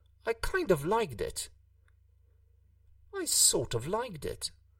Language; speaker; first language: English; non-native, fluent; Hungarian